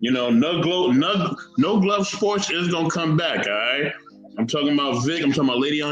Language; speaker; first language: English; native; English